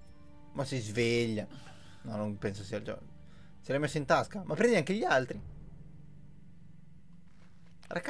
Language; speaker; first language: Italian; native; Italian